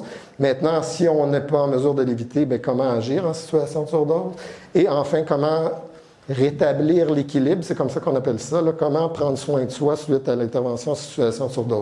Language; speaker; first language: French; native; French